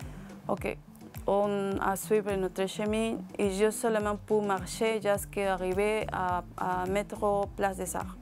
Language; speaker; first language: French; non-native, learner; Spanish